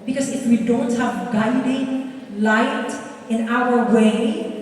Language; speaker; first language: English; non-native, local second language; Filipino